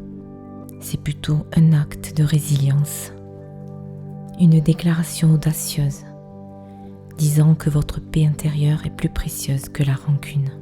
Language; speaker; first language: French; native; French